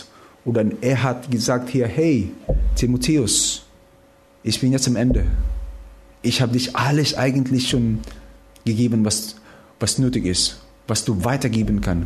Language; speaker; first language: German; non-native, fluent; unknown